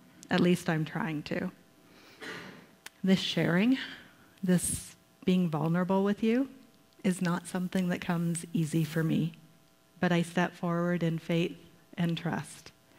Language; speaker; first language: English; native; English